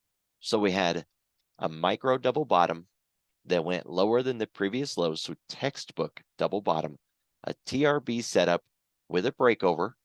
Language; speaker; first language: English; native; English